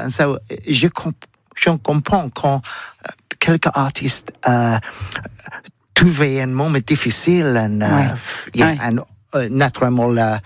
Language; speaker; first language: French; non-native, learner; English